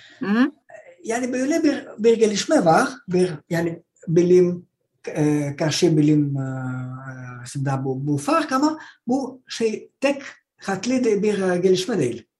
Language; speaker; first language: Turkish; non-native, learner; Greek